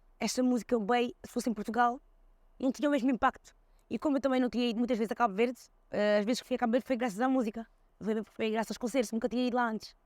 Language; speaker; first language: Portuguese; early bilingual, other home language; Kabuverdianu